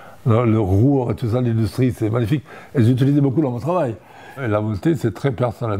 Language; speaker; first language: French; non-native, fluent; German